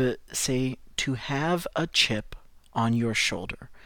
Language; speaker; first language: English; native; English